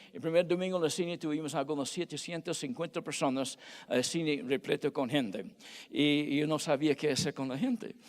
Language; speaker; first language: Spanish; non-native, fluent; English